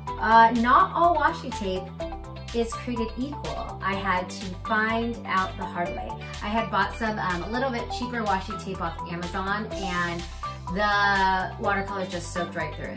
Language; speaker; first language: English; native; English